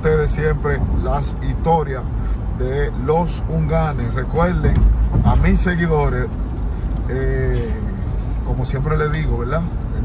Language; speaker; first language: Spanish; native; Spanish